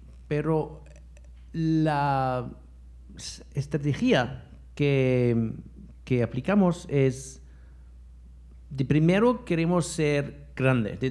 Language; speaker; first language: Spanish; non-native, fluent; German